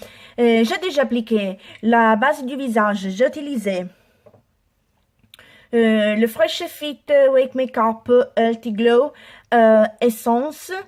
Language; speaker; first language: French; non-native, learner; Italian